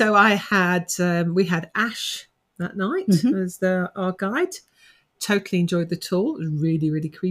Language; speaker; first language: English; native; English